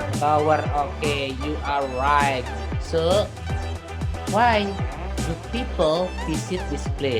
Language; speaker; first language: English; non-native, local second language; Indonesian